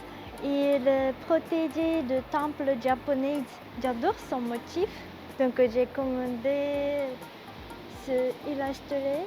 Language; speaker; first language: French; non-native, learner; Japanese